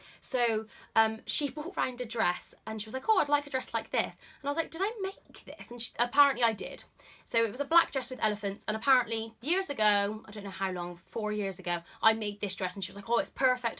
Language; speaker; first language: English; native; English